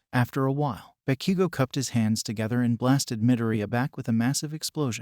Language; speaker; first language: English; native; English